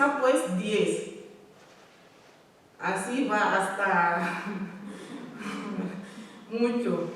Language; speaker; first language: Spanish; non-native, learner; Fula